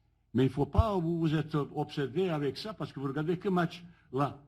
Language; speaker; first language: French; non-native, fluent; Bosnian